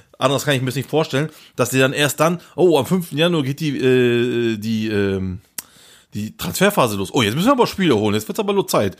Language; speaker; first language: German; early bilingual, other home language; Turkish